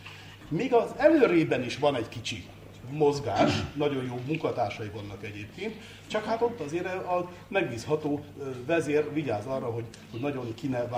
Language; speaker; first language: Hungarian; native; Hungarian